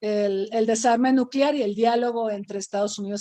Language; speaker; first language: Spanish; native; Spanish